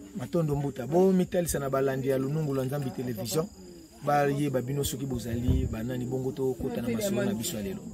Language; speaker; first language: Lingala; non-native, local second language; Kongo